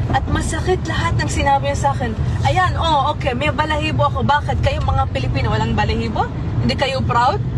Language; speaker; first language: Filipino; early bilingual, heritage; Arabic